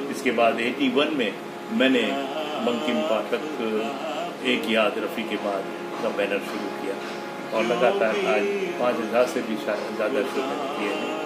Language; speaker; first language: Hindi; non-native, local second language; Gujarati